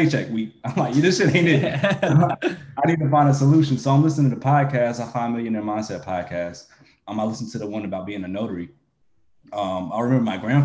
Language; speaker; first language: English; native; English